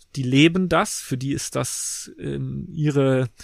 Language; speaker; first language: German; native; German